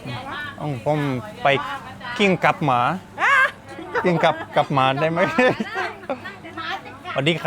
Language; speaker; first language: Thai; non-native, learner; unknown